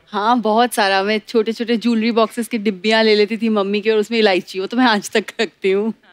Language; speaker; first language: Hindi; non-native, local second language; Bangla